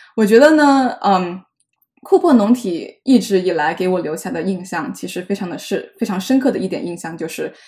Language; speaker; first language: Chinese; native; Chinese